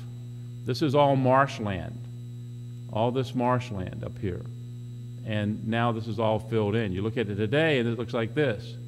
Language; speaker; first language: English; native; English